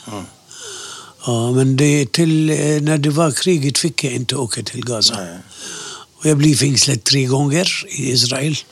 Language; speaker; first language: Swedish; non-native, fluent; Arabic